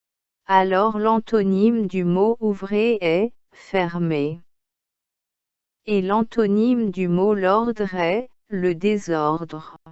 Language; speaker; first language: French; non-native, local second language; Arabic